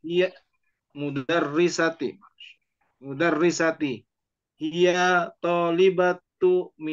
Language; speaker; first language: Arabic; non-native, learner; Indonesian